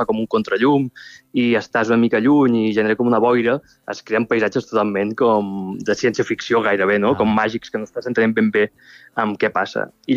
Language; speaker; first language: Catalan; native; Catalan